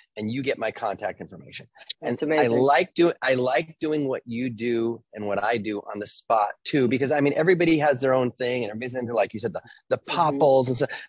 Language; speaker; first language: English; native; English